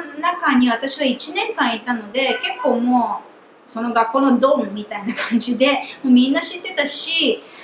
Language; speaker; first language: Japanese; native; Japanese